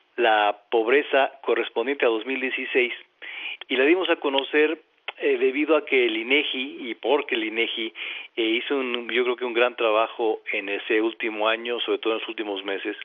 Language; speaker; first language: Spanish; native; Spanish